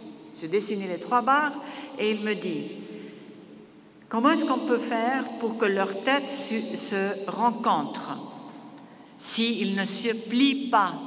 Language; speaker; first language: French; non-native, fluent; Greek